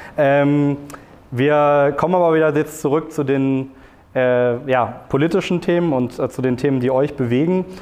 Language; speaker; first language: German; native; German